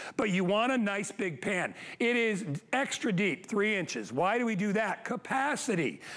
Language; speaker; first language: English; native; English